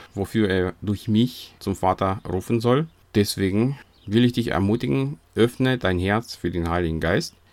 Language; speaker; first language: German; non-native, fluent; Russian